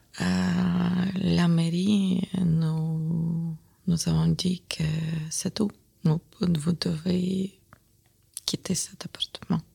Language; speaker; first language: French; non-native, learner; Ukrainian